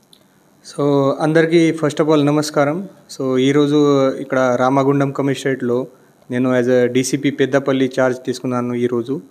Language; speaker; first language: Telugu; non-native, learner; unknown